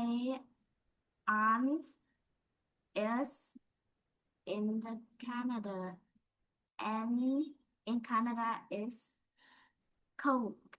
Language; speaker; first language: English; non-native, learner; Vietnamese